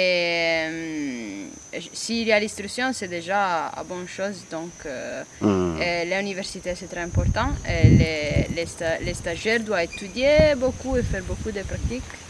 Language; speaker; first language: French; non-native, learner; Italian